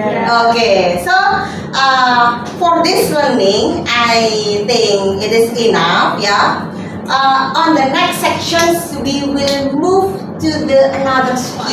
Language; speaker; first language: English; non-native, fluent; Javanese